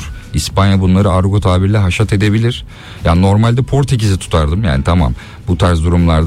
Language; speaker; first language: Turkish; native; Turkish